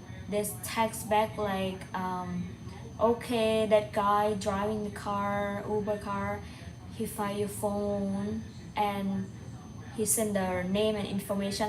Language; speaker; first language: English; non-native, learner; Thai